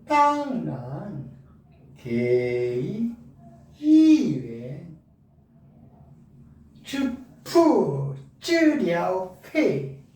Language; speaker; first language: Chinese; non-native, learner; Korean